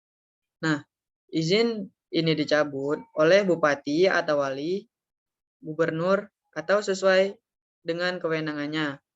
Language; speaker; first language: Indonesian; native; Indonesian